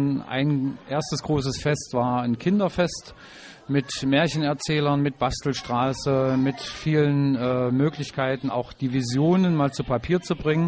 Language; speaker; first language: German; native; German